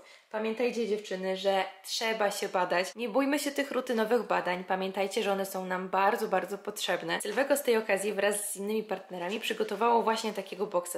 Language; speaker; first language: Polish; native; Polish